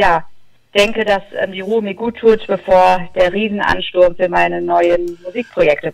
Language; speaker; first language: German; native; German